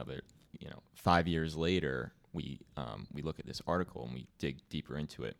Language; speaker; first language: English; native; English